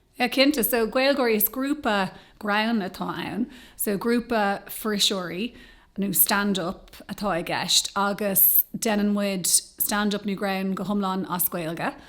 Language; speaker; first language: Irish; non-native, local second language; English